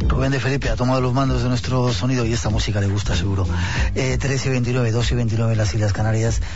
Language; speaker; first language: Spanish; native; Spanish